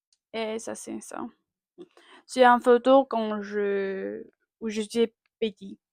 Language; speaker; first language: French; non-native, learner; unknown